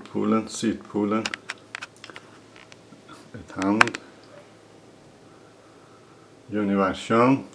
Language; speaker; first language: Swedish; non-native, learner; Persian